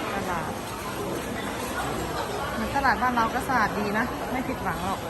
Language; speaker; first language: Thai; native; Thai